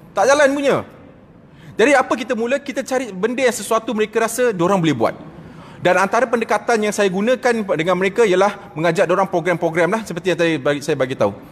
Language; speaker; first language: Malay; native; Malay